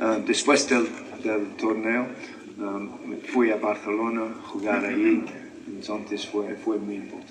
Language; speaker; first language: Spanish; non-native, fluent; English